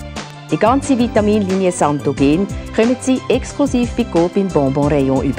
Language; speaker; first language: German; native; German